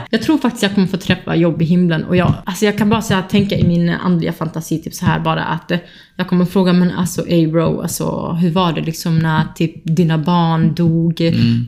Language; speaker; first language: Swedish; early bilingual, other home language; Kurdish